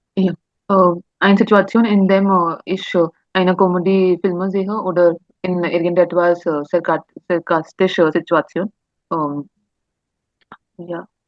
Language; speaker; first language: German; non-native, learner; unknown